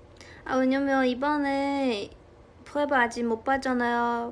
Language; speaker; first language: Korean; non-native, fluent; Chinese